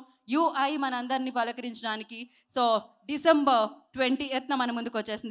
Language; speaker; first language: Telugu; native; Telugu